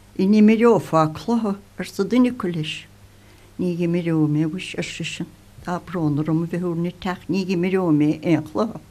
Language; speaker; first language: Irish; native; Irish